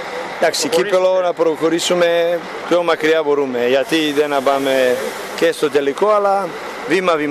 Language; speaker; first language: Greek; non-native, learner; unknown